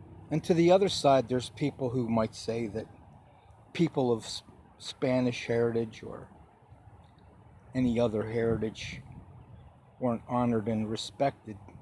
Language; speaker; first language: English; native; English